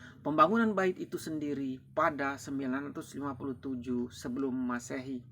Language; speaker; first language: Indonesian; native; Indonesian